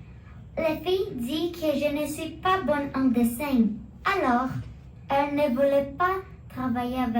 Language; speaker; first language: French; non-native, learner; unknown